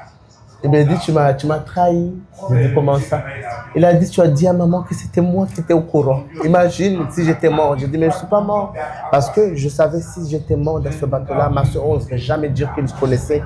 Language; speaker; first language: French; non-native, local second language; Ngazidja Comorian